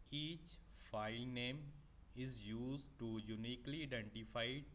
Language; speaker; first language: English; non-native, local second language; Punjabi